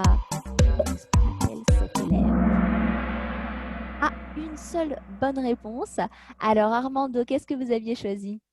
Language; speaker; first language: French; native; French